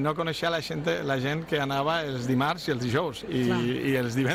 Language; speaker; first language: Catalan; non-native, local second language; Spanish